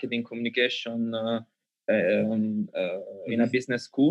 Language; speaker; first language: English; non-native, learner; Italian